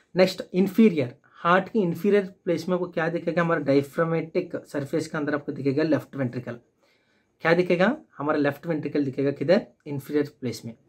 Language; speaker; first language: Hindi; non-native, local second language; Telugu